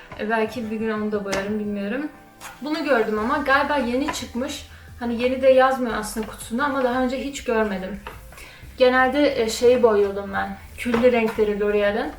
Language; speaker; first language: Turkish; early bilingual, other home language; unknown